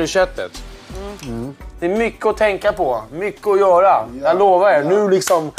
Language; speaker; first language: Swedish; native; Swedish